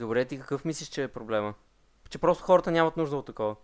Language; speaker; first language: Bulgarian; native; Bulgarian